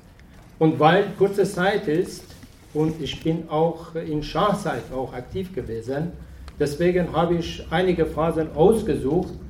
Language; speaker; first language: German; non-native, fluent; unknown